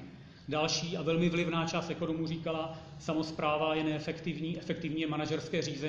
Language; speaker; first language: Czech; native; Czech